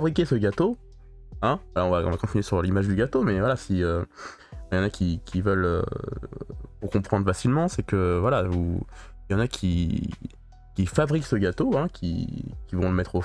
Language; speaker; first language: French; native; French